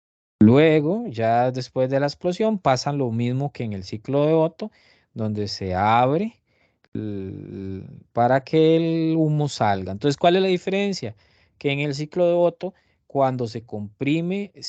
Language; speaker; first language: Spanish; native; Spanish